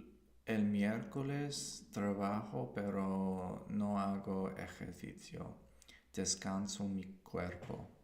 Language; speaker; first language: Spanish; non-native, learner; English